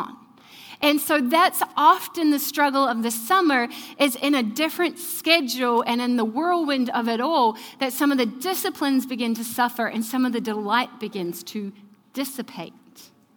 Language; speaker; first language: English; native; English